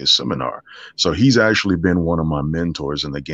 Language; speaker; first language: English; native; English